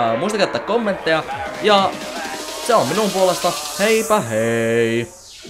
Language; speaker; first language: Finnish; native; Finnish